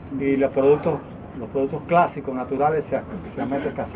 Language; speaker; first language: Spanish; native; Spanish